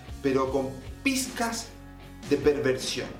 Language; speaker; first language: Spanish; native; Spanish